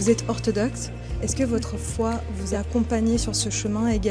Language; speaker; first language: French; native; French